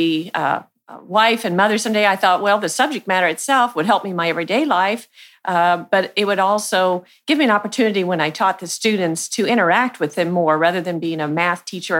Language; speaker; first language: English; native; English